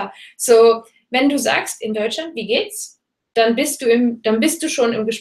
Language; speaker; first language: German; non-native, fluent; English